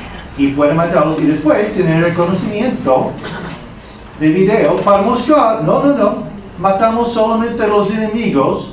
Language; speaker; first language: Spanish; non-native, fluent; English